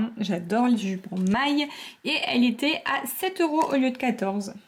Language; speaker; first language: French; native; French